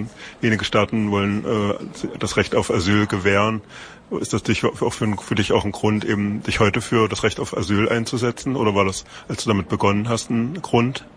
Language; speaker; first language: German; native; German